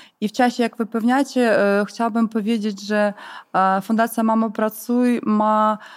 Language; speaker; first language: Polish; non-native, fluent; Ukrainian